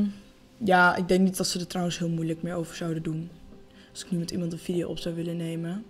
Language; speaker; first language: Dutch; native; Dutch